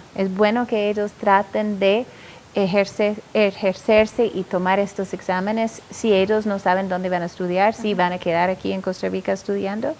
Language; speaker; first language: Spanish; non-native, fluent; English